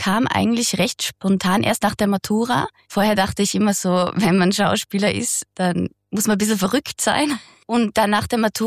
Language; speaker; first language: German; native; German